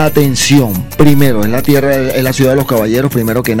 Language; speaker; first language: Spanish; native; Spanish